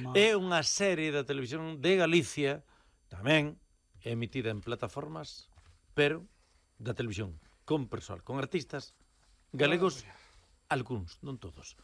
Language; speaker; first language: Galician; native; Galician